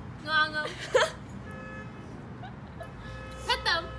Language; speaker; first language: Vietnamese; early bilingual, heritage; English